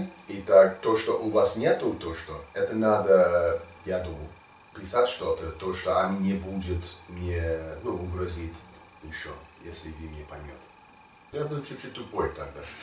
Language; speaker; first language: Russian; non-native, learner; English